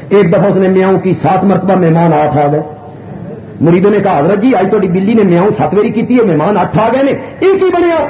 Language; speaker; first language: Urdu; non-native, local second language; Punjabi